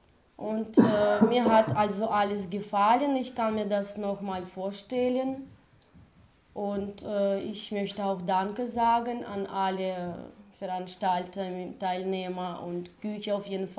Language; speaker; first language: German; non-native, fluent; Russian